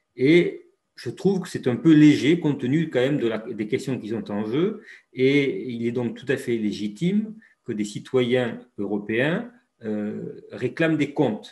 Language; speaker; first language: French; native; French